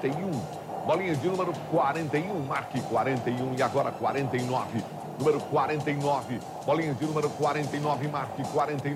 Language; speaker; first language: Portuguese; native; Portuguese